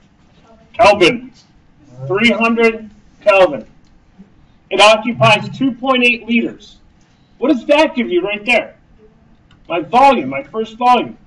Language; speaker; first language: English; native; English